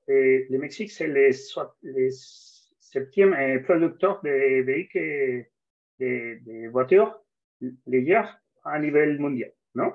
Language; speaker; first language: French; non-native, fluent; Spanish